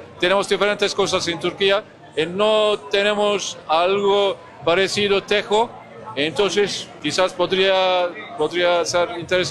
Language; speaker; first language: Spanish; non-native, fluent; Turkish